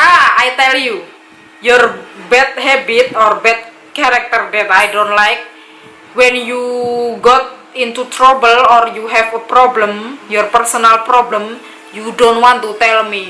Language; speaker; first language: English; non-native, local second language; Indonesian